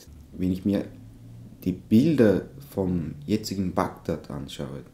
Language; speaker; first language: German; non-native, fluent; Turkish